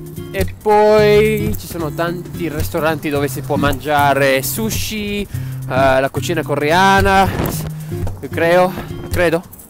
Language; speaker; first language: Italian; non-native, fluent; English